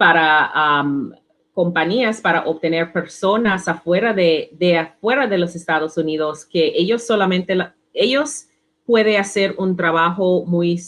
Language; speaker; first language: Spanish; non-native, learner; English